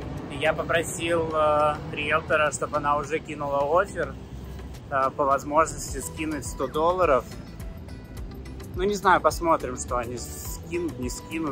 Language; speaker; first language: Russian; native; Russian